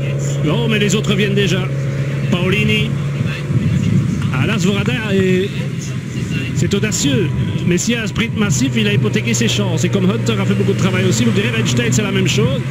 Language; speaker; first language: French; native; French